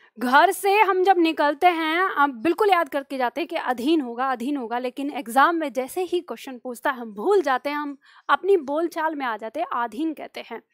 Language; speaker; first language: Hindi; native; Hindi